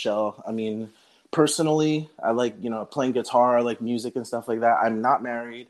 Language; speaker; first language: English; native; English